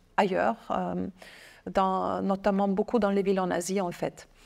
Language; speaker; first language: French; non-native, fluent; German